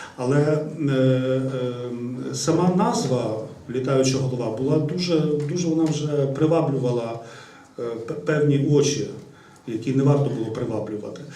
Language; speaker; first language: Ukrainian; native; Ukrainian